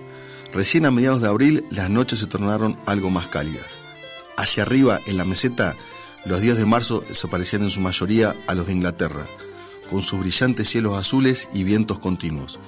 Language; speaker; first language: Spanish; native; Spanish